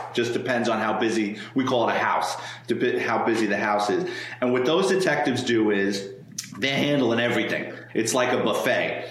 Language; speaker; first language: English; native; English